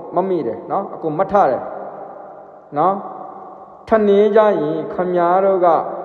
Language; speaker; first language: Burmese; non-native, local second language; Rohingya